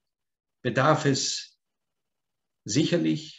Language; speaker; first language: German; native; German